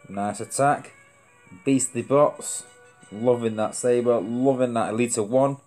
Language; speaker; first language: English; native; English